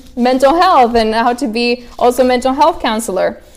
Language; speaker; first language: English; early bilingual, other home language; Spanish